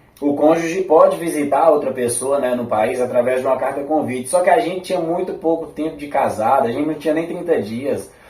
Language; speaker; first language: Portuguese; native; Portuguese